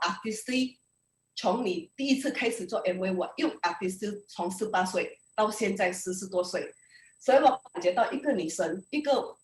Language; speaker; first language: Chinese; early bilingual, heritage; Indonesian